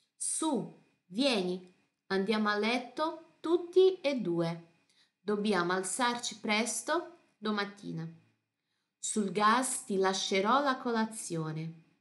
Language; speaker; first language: Italian; non-native, fluent; Portuguese